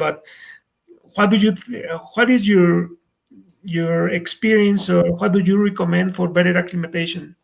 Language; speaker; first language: English; non-native, fluent; Spanish